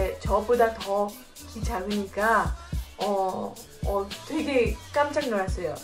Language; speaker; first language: Korean; non-native, fluent; French